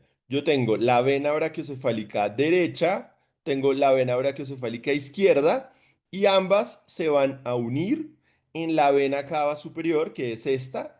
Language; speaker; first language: Spanish; native; Spanish